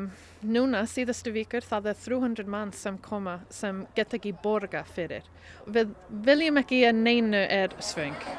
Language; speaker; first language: Icelandic; non-native, learner; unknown